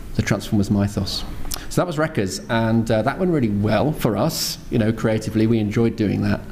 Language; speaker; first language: English; native; English